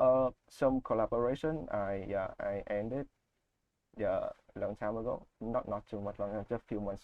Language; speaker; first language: English; non-native, learner; Vietnamese